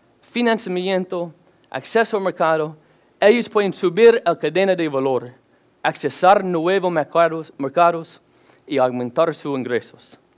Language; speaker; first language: Spanish; non-native, learner; English